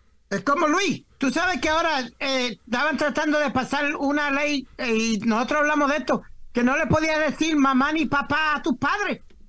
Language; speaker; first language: Spanish; native; Spanish